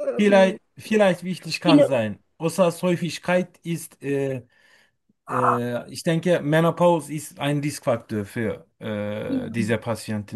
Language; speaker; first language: German; non-native, learner; Turkish